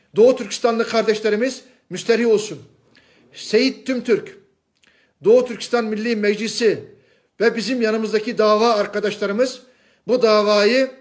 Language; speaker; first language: Turkish; non-native, fluent; Chinese